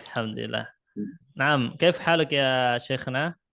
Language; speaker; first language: Arabic; non-native, fluent; Indonesian